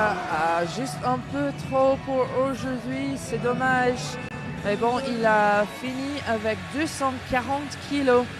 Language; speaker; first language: French; non-native, learner; English